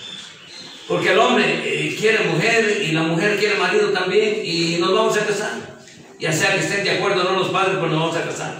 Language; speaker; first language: Spanish; native; Spanish